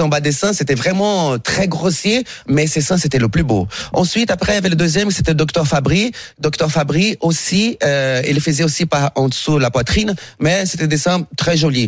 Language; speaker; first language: French; non-native, fluent; Portuguese